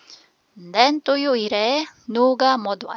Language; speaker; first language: Korean; non-native, fluent; Filipino